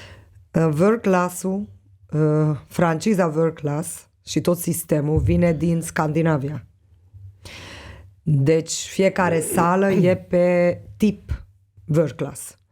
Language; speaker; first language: Romanian; non-native, local second language; Hungarian